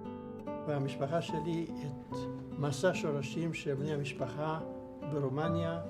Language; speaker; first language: Hebrew; non-native, fluent; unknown